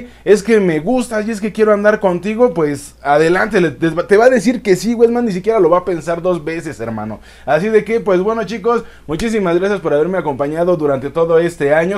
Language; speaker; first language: Spanish; native; Spanish